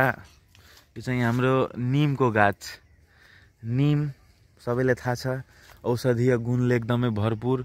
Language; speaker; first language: Nepali; non-native, local second language; Maithili